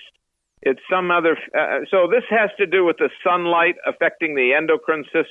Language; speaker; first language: English; native; English